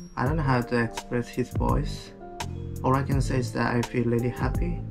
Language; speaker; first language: English; non-native, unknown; Japanese